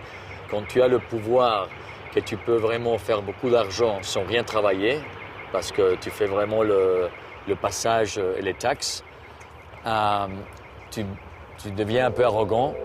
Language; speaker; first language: French; non-native, fluent; Spanish